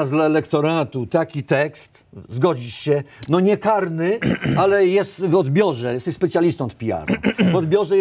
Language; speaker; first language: Polish; native; Polish